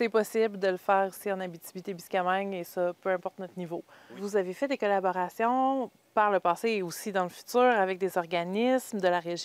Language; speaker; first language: French; native; French